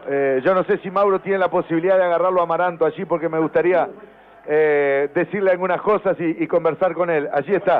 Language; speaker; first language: Spanish; native; Spanish